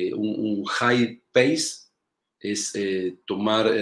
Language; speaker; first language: Portuguese; non-native, learner; Spanish